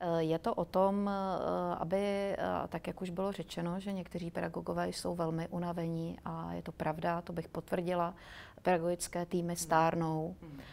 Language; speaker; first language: Czech; native; Czech